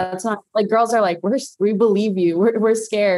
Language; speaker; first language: English; native; English